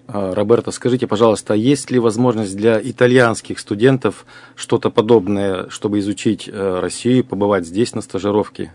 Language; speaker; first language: Russian; native; Russian